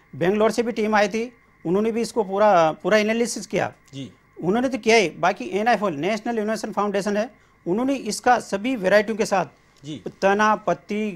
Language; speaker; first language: Hindi; native; Hindi